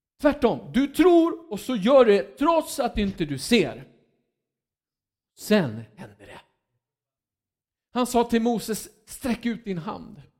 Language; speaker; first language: Swedish; non-native, fluent; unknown